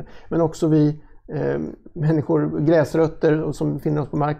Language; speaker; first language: Swedish; native; Swedish